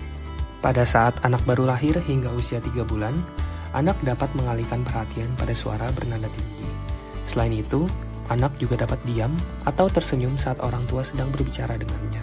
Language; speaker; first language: Indonesian; native; Indonesian